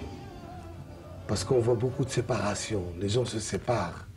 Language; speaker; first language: French; non-native, local second language; Arabic